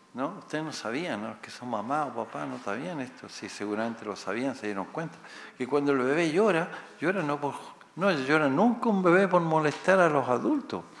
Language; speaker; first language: Spanish; native; Spanish